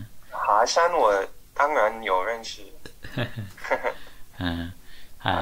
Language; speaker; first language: Chinese; non-native, learner; English